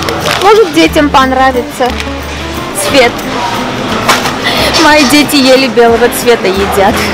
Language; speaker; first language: Russian; non-native, local second language; Armenian